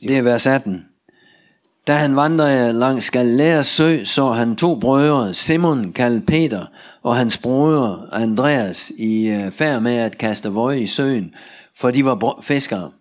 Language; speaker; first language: Danish; non-native, fluent; Russian